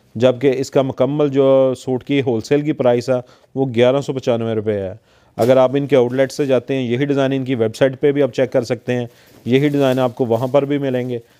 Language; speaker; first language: Urdu; non-native, local second language; Punjabi